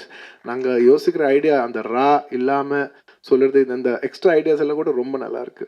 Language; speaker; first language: Tamil; non-native, local second language; Telugu